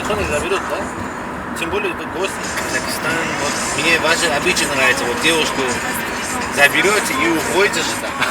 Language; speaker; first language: Russian; non-native, learner; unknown